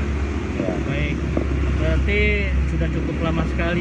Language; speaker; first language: Indonesian; native; Indonesian